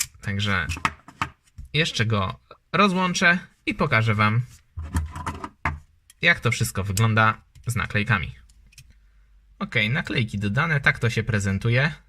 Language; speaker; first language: Polish; native; Polish